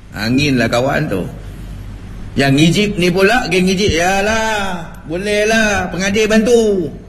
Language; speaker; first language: Malay; native; Malay